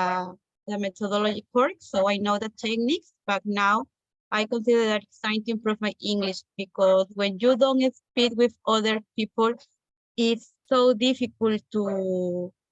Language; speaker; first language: English; non-native, learner; Spanish